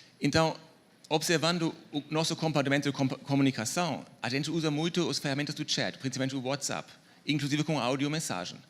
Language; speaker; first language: Portuguese; non-native, fluent; German